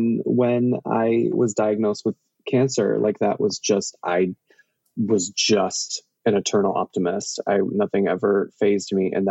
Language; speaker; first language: English; native; English